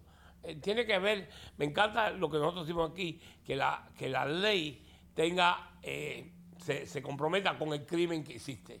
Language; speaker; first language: Spanish; native; Spanish